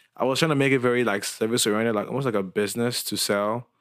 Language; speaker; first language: English; non-native, local second language; Yoruba